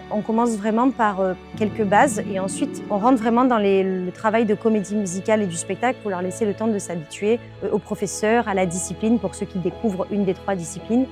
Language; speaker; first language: French; native; French